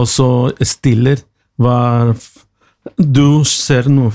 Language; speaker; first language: Norwegian; non-native, learner; Spanish